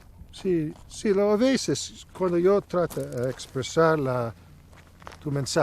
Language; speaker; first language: Spanish; non-native, learner; English